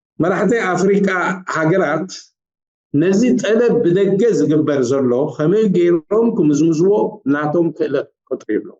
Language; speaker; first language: Tigrinya; native; Tigrinya